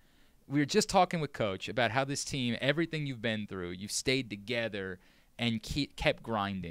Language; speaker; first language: English; native; English